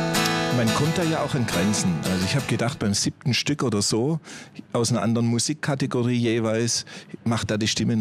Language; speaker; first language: German; native; German